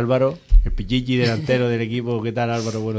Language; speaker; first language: Spanish; native; Spanish